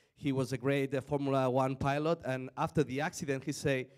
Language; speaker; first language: English; non-native, fluent; Spanish